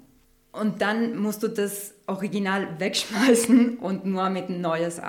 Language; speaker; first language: German; non-native, learner; Spanish